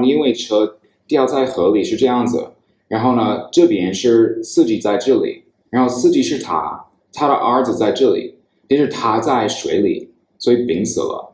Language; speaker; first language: Chinese; non-native, fluent; English